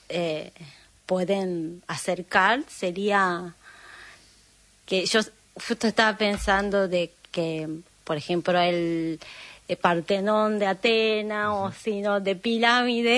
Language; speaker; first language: Spanish; non-native, fluent; Japanese